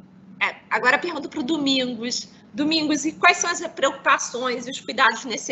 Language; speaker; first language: Portuguese; native; Portuguese